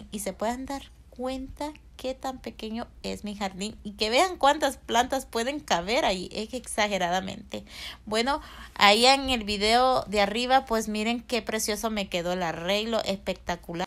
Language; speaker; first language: Spanish; native; Spanish